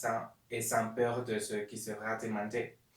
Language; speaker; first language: French; non-native, learner; Spanish